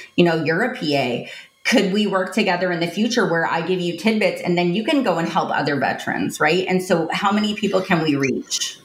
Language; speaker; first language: English; native; English